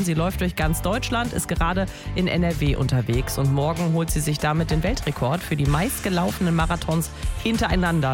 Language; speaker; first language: German; native; German